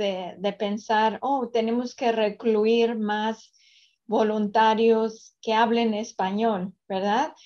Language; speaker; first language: Spanish; early bilingual, other home language; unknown